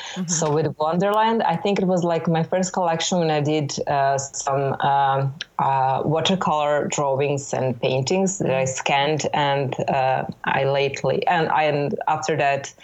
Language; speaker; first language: English; non-native, fluent; Serbian